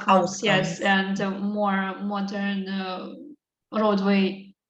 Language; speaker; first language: English; non-native, learner; Russian